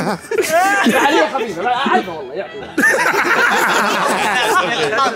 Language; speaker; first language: Arabic; native; Arabic